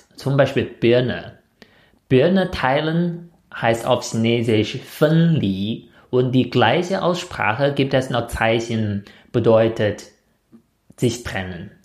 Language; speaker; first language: German; non-native, fluent; Chinese